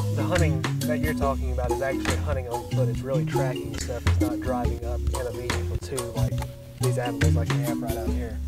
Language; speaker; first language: English; native; English